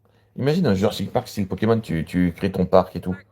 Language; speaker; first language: French; native; French